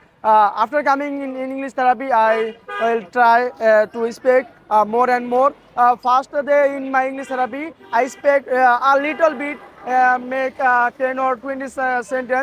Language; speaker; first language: English; non-native, learner; Bangla